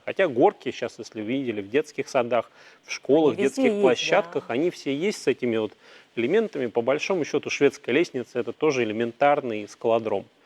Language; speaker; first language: Russian; native; Russian